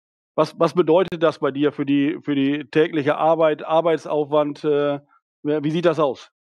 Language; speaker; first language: German; native; German